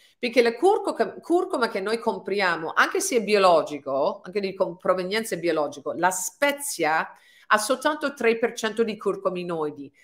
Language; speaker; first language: Italian; non-native, fluent; English